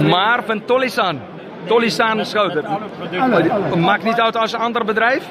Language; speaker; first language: Dutch; non-native, learner; Arabic